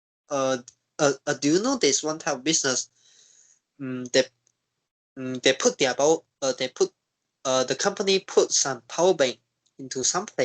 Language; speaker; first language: English; non-native, learner; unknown